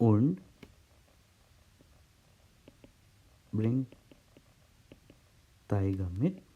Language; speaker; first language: German; non-native, learner; Hindi